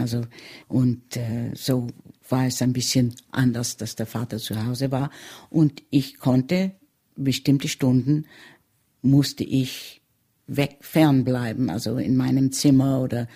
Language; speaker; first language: German; early bilingual, heritage; German